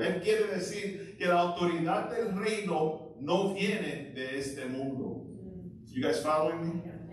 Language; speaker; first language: Spanish; early bilingual, heritage; Spanish